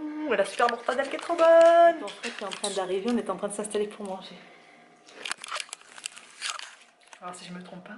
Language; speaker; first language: French; native; French